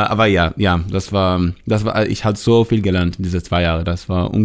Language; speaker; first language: German; non-native, learner; Hebrew